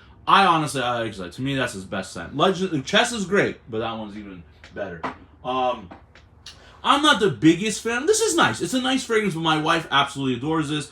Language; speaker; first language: English; native; English